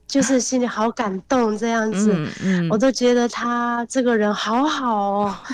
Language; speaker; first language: Chinese; native; Chinese